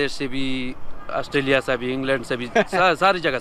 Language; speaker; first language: Hindi; non-native, learner; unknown